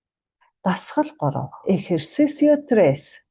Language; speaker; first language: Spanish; non-native, fluent; Mongolian